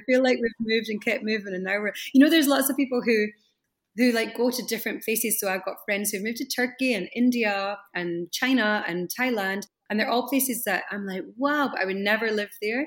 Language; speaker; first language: English; native; English